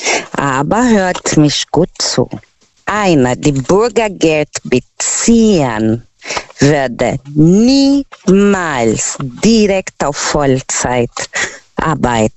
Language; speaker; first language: German; non-native, learner; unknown